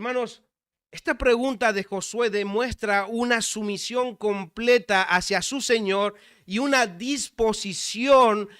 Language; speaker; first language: Spanish; native; Spanish